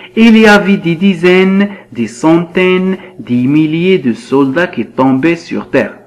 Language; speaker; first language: French; non-native, local second language; Arabic